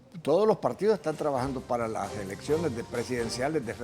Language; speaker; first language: Spanish; native; Spanish